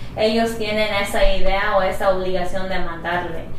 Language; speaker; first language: Spanish; native; Spanish